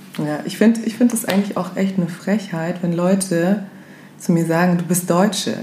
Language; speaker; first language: German; early bilingual, other home language; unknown